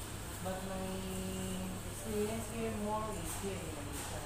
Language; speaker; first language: English; non-native, learner; Filipino